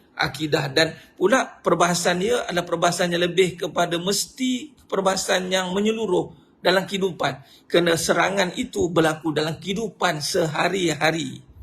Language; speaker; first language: Malay; native; Malay